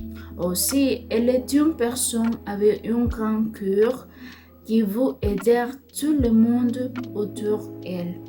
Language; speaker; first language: French; non-native, learner; Spanish